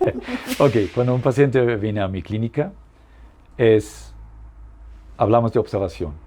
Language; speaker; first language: Spanish; non-native, fluent; German